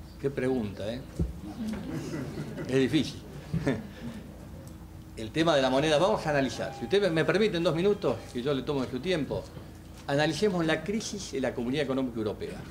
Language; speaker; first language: Spanish; native; Spanish